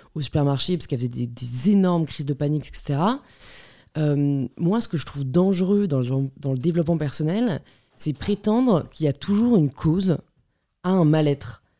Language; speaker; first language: French; native; French